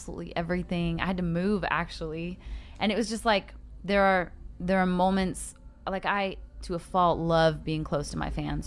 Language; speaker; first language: English; native; English